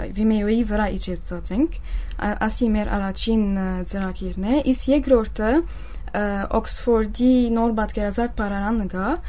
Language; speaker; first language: Armenian; early bilingual, heritage; Armenian